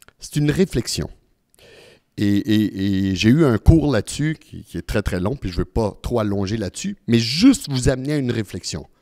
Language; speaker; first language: French; early bilingual, other home language; Italian